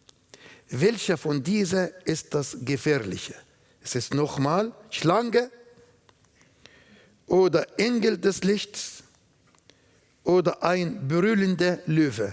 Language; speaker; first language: German; non-native, learner; Arabic